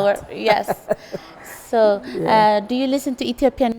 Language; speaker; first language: English; non-native, fluent; Amharic